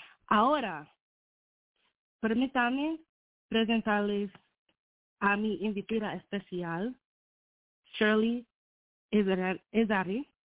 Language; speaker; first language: Spanish; non-native, learner; English